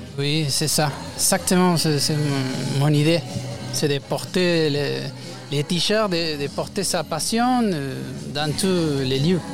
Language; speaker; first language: French; non-native, learner; Spanish